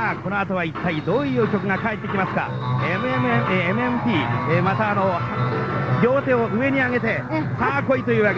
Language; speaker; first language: Japanese; native; Japanese